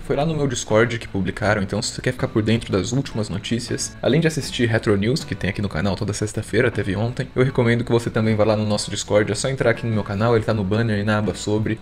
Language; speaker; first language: Portuguese; native; Portuguese